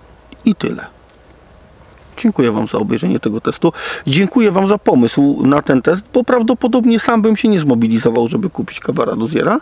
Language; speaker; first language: Polish; native; Polish